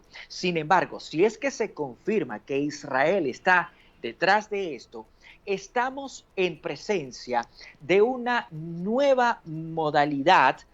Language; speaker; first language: Spanish; native; Spanish